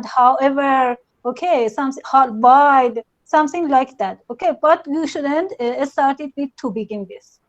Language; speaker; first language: English; non-native, learner; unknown